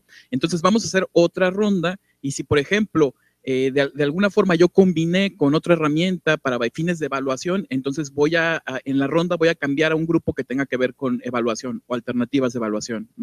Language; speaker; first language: Spanish; native; Spanish